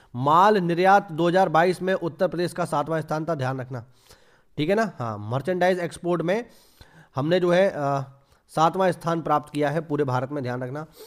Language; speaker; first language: Hindi; native; Hindi